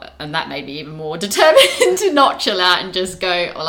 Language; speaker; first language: English; native; English